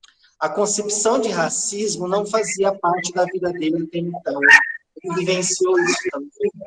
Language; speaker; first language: Portuguese; native; Portuguese